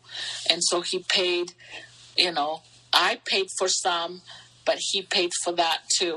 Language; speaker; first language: English; early bilingual, other home language; Spanish